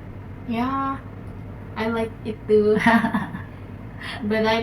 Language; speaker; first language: English; non-native, learner; Indonesian